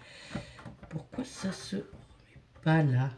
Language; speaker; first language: French; native; French